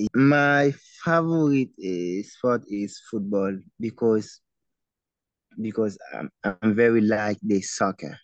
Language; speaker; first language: English; non-native, learner; Haitian Creole